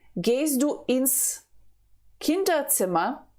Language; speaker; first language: German; non-native, fluent; Ukrainian